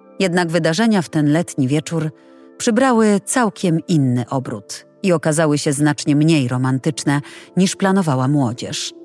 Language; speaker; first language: Polish; native; Polish